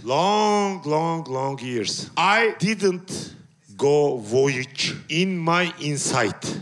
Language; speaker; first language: English; non-native, learner; Turkish